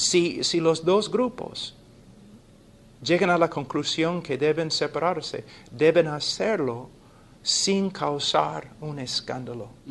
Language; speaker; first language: Spanish; non-native, fluent; English